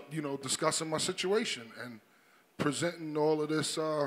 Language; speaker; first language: English; native; English